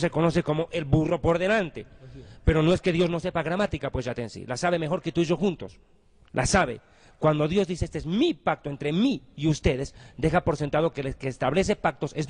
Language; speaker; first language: Spanish; native; Spanish